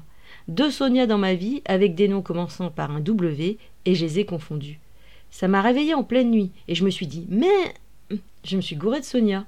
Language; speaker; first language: French; native; French